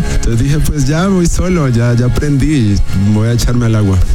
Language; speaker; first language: Spanish; native; Spanish